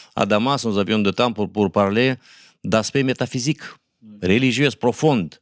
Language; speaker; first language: French; non-native, fluent; Romanian